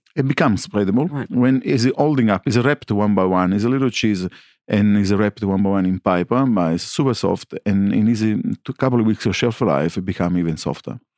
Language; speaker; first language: English; non-native, learner; Italian